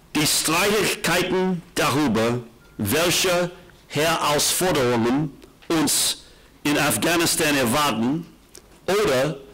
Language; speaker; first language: German; non-native, learner; English